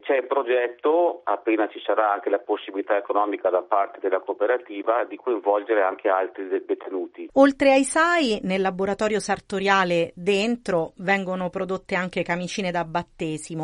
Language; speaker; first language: Italian; native; Italian